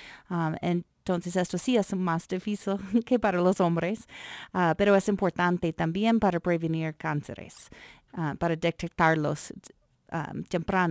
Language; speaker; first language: Spanish; non-native, fluent; English